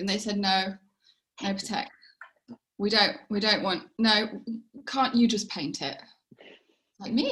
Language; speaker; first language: English; native; English